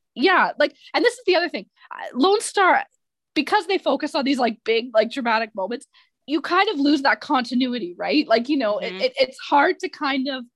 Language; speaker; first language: English; native; English